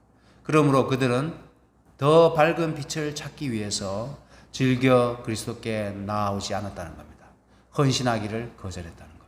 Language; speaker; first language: Korean; native; Korean